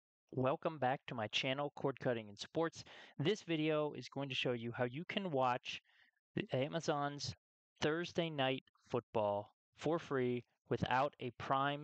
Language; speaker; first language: English; native; English